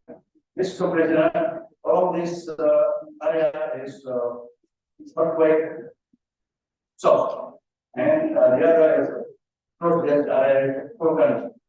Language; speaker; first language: English; non-native, learner; Indonesian